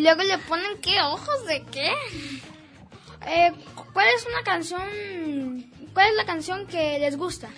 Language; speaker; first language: Spanish; native; Spanish